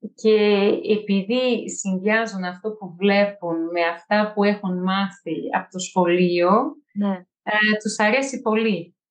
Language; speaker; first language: Greek; non-native, fluent; Portuguese